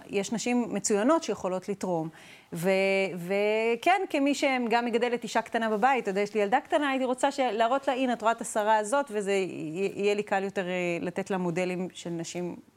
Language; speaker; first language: Hebrew; native; Hebrew